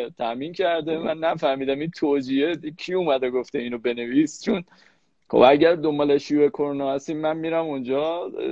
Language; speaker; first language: Persian; native; Persian